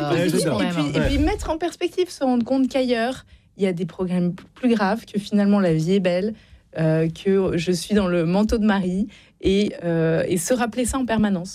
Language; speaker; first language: French; native; French